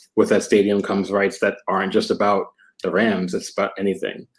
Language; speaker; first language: English; native; English